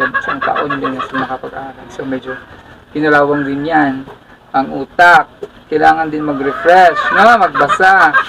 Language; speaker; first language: Filipino; non-native, local second language; Cebuano